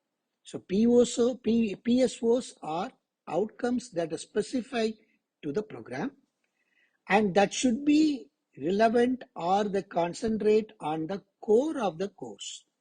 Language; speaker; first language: English; non-native, local second language; Tamil